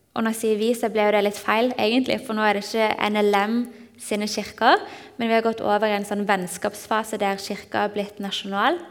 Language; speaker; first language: Norwegian; native; Norwegian